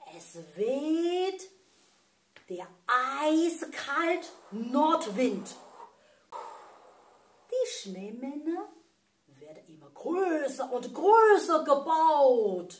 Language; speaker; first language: German; non-native, fluent; Chinese